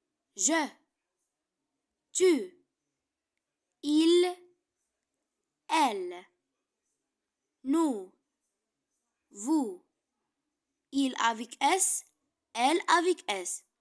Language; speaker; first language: French; non-native, fluent; Arabic